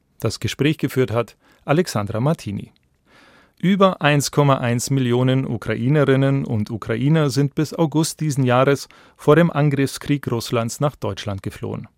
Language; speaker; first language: German; native; German